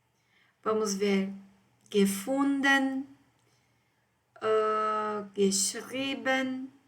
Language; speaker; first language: German; non-native, fluent; Portuguese